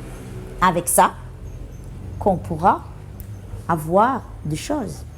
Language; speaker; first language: French; non-native, local second language; Malagasy